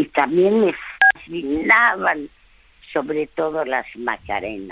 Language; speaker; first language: Spanish; early bilingual, other home language; French